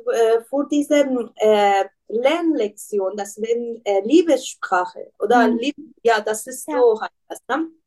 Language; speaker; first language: German; non-native, learner; Persian